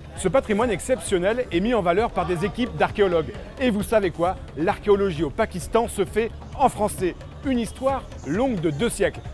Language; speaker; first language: French; native; French